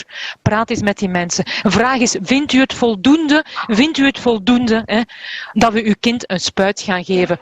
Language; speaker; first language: Dutch; native; Dutch